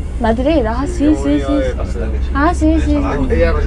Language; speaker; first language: Spanish; non-native, learner; Korean